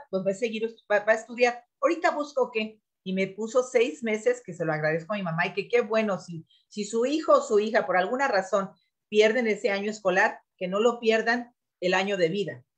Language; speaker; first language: Spanish; native; Spanish